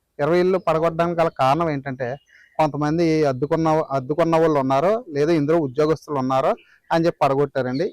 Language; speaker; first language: Telugu; native; Telugu